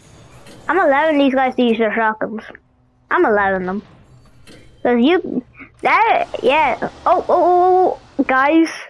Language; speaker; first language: English; native; English